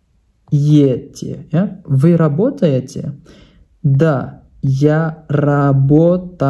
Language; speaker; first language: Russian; non-native, fluent; Indonesian